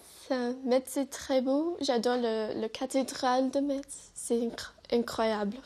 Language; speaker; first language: French; non-native, learner; English